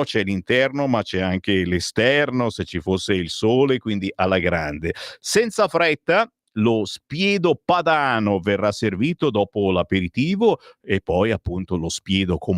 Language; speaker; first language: Italian; native; Italian